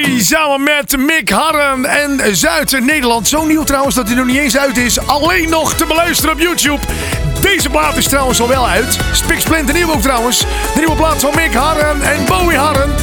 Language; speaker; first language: Dutch; native; Dutch